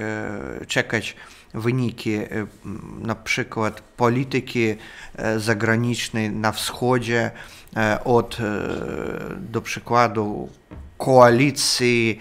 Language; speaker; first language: Polish; non-native, fluent; Russian